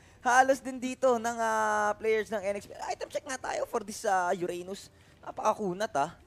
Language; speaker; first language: Filipino; native; Filipino